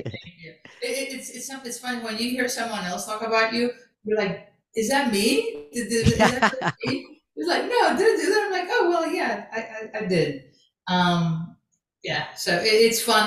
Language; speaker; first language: English; early bilingual, other home language; Greek